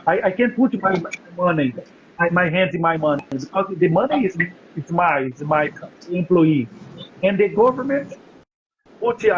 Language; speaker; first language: English; non-native, learner; Portuguese